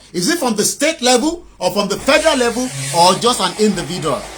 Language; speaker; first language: English; non-native, local second language; Yoruba